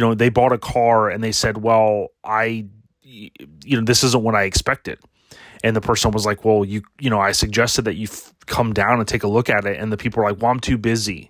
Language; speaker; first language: English; native; English